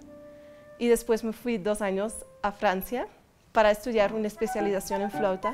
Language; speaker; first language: Spanish; non-native, fluent; Dutch